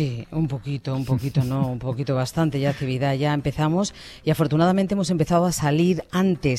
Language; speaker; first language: Spanish; native; Spanish